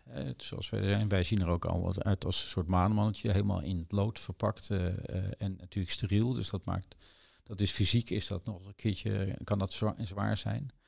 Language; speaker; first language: Dutch; native; Dutch